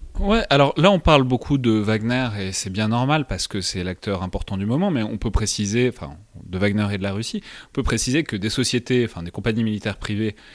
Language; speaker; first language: French; native; French